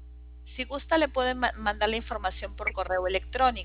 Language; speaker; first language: Spanish; native; Spanish